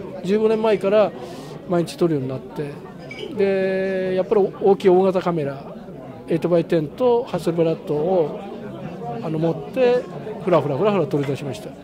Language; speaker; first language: Japanese; native; Japanese